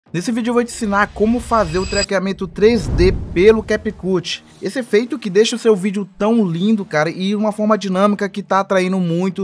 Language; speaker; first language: Portuguese; native; Portuguese